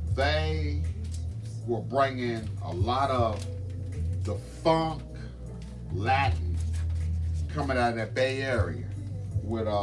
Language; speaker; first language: English; native; English